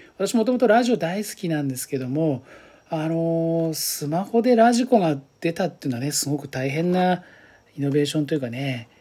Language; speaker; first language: Japanese; native; Japanese